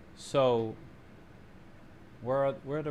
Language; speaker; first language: English; native; English